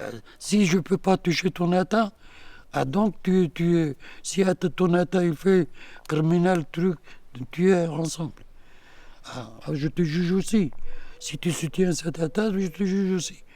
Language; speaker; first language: French; non-native, learner; Kurdish